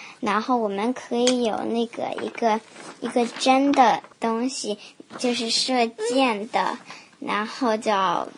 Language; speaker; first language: Chinese; early bilingual, heritage; Chinese